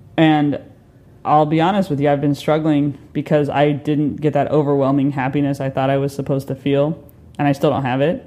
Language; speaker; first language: English; native; English